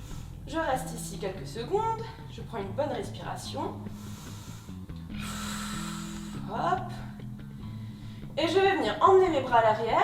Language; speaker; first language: French; native; French